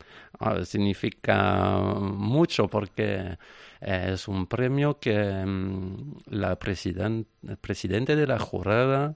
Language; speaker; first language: Spanish; non-native, fluent; French